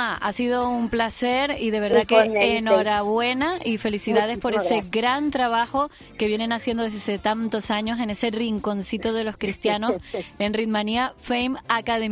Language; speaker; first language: Spanish; native; Spanish